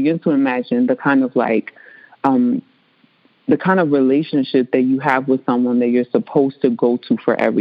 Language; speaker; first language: English; early bilingual, other home language; Spanish